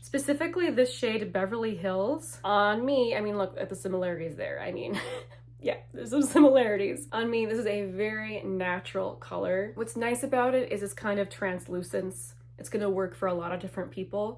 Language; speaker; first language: English; native; English